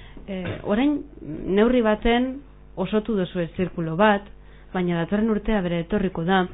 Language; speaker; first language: Basque; native; Basque